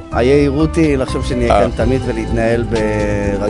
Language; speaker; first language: Hebrew; native; Hebrew